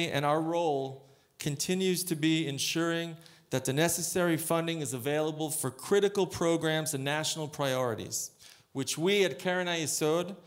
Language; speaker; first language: English; native; English